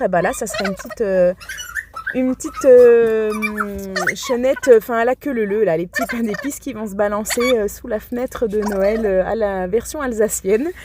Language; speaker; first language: French; native; French